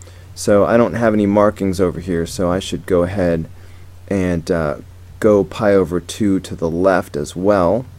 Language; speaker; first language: English; native; English